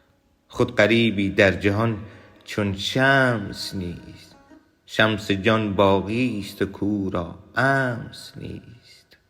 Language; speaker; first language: Persian; native; Persian